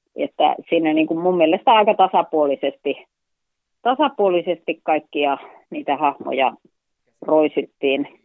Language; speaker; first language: Finnish; native; Finnish